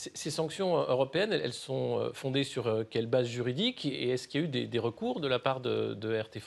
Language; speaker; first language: French; native; French